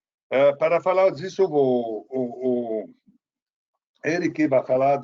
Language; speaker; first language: Portuguese; non-native, fluent; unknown